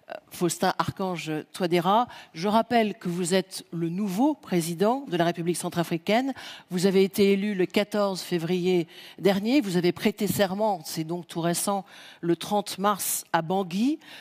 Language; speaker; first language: French; early bilingual, heritage; French